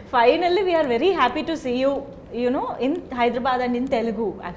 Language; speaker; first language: Telugu; native; Telugu